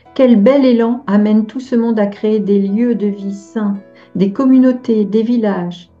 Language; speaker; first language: French; native; French